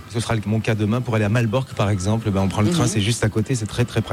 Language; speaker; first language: French; native; French